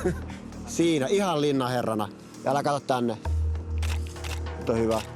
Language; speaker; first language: Finnish; native; Finnish